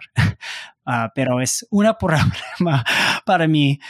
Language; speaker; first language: Spanish; non-native, learner; English